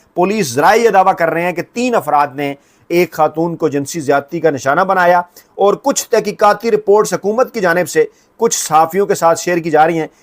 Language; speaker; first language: Urdu; native; Urdu